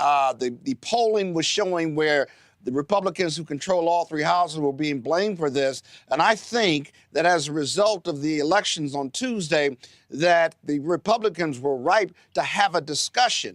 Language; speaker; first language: English; native; English